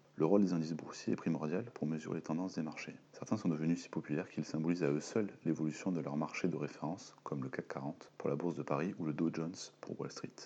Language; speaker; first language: French; native; French